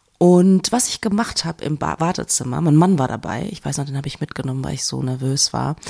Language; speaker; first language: German; native; German